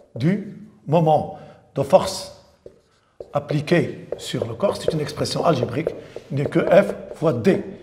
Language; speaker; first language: French; non-native, local second language; Arabic